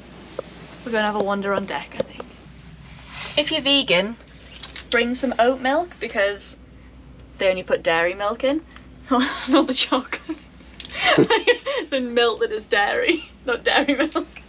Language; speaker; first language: English; native; English